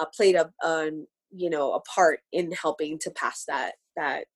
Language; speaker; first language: English; early bilingual, other home language; Spanish